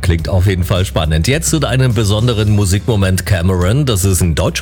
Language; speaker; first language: German; native; German